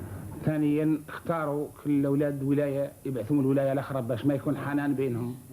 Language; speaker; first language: Arabic; native; Arabic